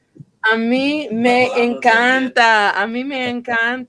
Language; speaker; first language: Spanish; non-native, fluent; English